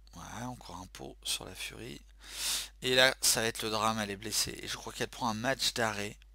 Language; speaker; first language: French; native; French